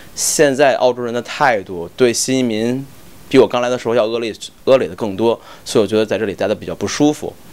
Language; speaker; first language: Chinese; native; Chinese